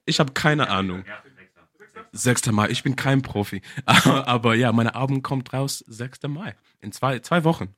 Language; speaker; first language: German; non-native, learner; English